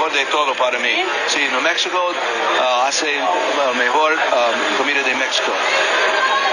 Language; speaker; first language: Spanish; non-native, learner; English